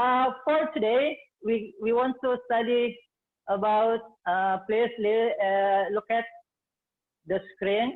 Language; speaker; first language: English; non-native, fluent; Indonesian